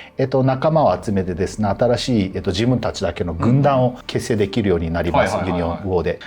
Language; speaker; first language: Japanese; native; Japanese